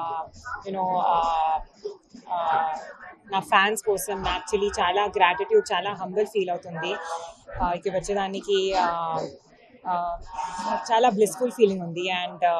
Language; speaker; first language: Telugu; non-native, learner; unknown